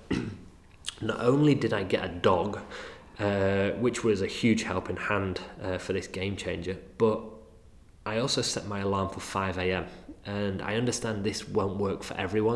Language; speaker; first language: English; native; English